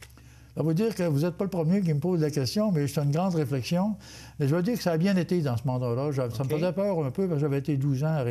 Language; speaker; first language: French; native; French